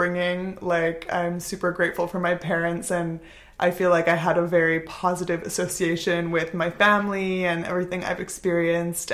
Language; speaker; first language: English; native; English